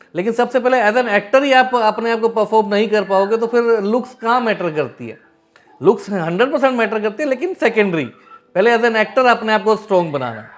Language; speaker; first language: Hindi; native; Hindi